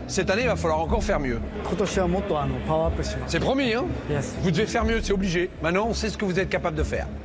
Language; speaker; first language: French; native; French